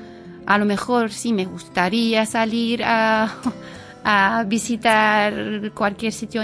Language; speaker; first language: Spanish; non-native, fluent; Arabic